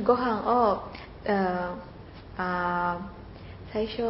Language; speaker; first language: Japanese; non-native, learner; Indonesian